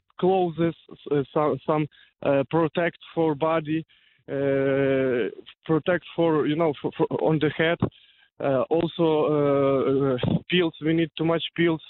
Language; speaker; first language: English; non-native, learner; Ukrainian